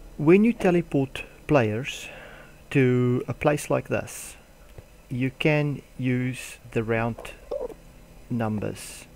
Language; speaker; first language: English; non-native, local second language; Afrikaans